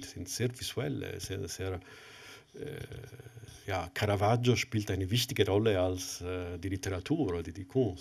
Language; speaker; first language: German; non-native, fluent; Italian